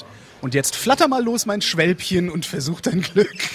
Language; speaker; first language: German; native; German